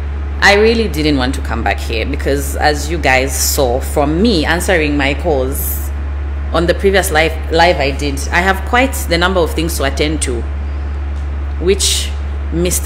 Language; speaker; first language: English; non-native, local second language; Bemba